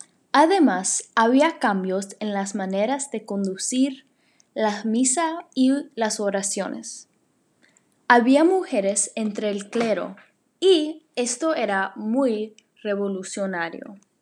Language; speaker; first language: Spanish; non-native, fluent; English